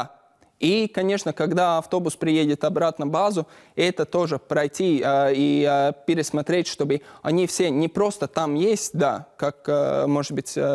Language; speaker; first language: Russian; non-native, learner; Latvian